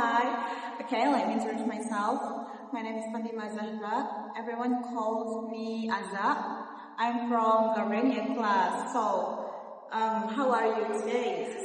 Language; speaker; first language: English; non-native, learner; Indonesian